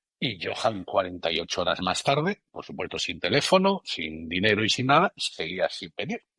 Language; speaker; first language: Spanish; native; Spanish